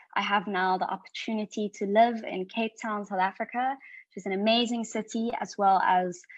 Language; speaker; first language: English; native; English